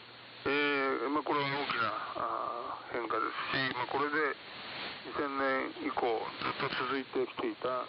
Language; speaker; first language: Japanese; native; Japanese